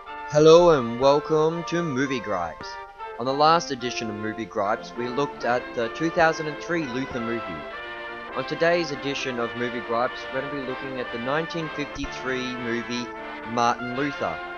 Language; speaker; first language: English; native; English